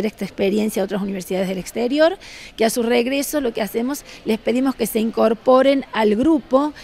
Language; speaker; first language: Spanish; native; Spanish